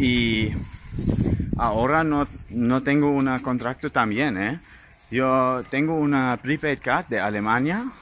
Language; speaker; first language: Spanish; non-native, learner; German